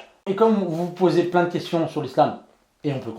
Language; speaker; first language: French; native; French